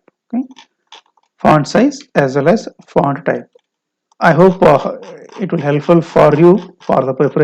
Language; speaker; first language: English; non-native, local second language; Kannada